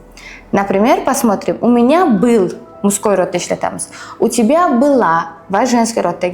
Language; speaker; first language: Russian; non-native, fluent; Uzbek